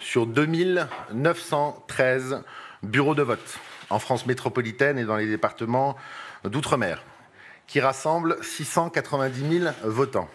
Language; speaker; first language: French; native; French